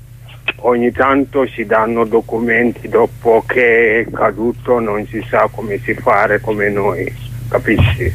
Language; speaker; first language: Italian; non-native, learner; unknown